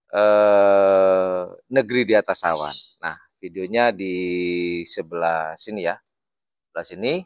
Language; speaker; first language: Indonesian; non-native, local second language; Madurese